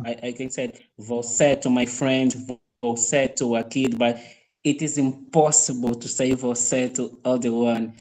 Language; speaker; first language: English; non-native, fluent; Portuguese